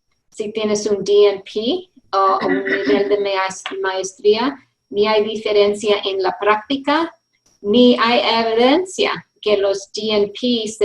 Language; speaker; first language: Spanish; early bilingual, heritage; English